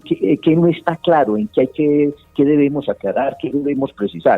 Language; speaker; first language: Spanish; native; Spanish